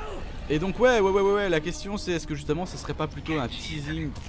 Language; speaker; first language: French; native; French